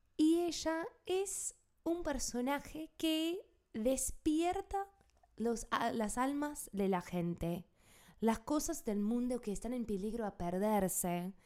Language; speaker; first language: Spanish; non-native, fluent; English